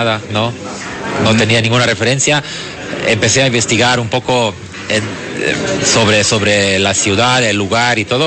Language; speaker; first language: Spanish; non-native, fluent; German